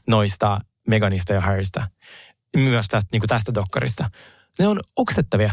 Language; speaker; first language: Finnish; early bilingual, other home language; Russian